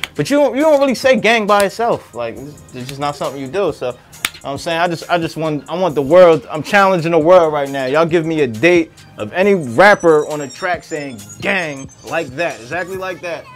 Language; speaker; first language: English; native; English